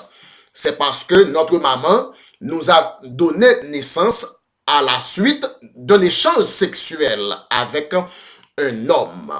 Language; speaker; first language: French; non-native, local second language; Haitian Creole